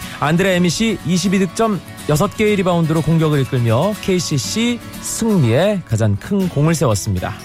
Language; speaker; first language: Korean; native; Korean